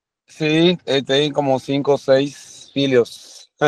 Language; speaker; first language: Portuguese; non-native, learner; Spanish